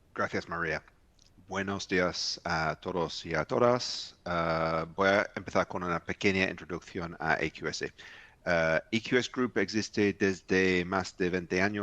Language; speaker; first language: Spanish; non-native, fluent; English